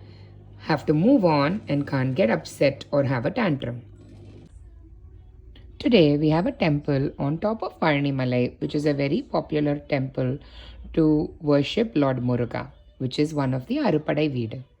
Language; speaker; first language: English; non-native, local second language; Tamil